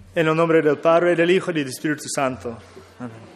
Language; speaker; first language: Spanish; non-native, learner; English